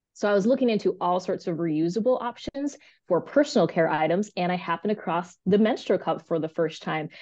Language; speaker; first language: English; early bilingual, other home language; Spanish